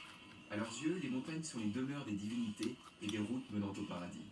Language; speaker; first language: French; native; French